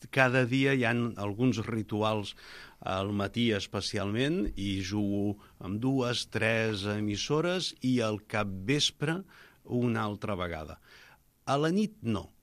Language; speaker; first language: Catalan; native; Catalan